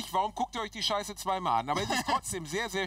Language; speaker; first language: German; native; German